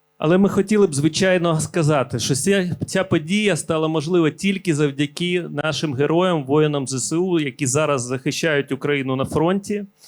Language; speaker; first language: Ukrainian; native; Ukrainian